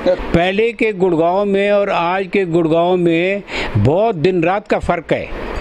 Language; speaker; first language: Hindi; early bilingual, other home language; Punjabi